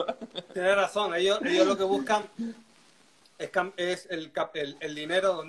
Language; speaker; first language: Portuguese; non-native, learner; Spanish